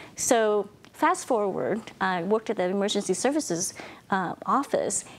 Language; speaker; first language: English; non-native, fluent; Vietnamese